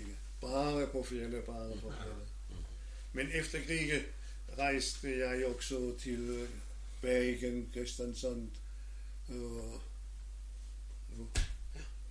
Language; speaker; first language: Norwegian; non-native, learner; German